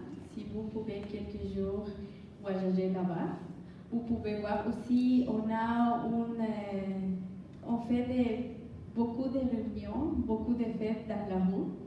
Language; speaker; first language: French; non-native, learner; Spanish